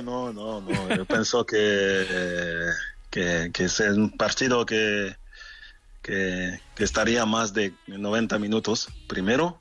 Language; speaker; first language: Spanish; non-native, fluent; French